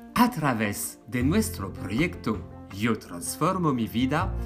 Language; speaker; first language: Spanish; non-native, fluent; French